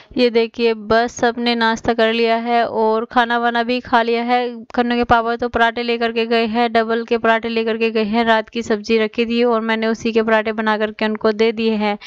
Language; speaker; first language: Hindi; native; Hindi